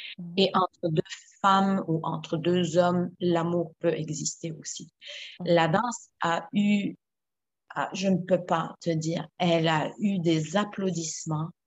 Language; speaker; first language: French; non-native, local second language; Arabic